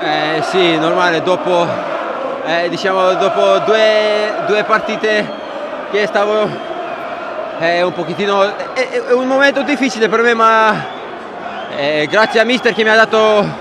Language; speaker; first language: Italian; non-native, fluent; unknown